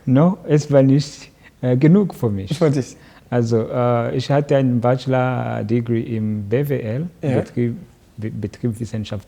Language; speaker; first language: German; non-native, learner; Kinyarwanda